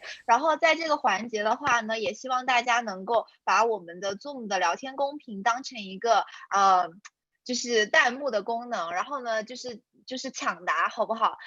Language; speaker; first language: Chinese; native; Chinese